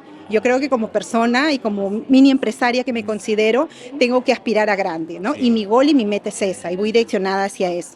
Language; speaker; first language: Spanish; native; Spanish